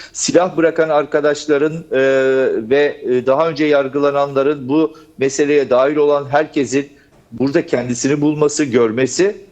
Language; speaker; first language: Turkish; native; Turkish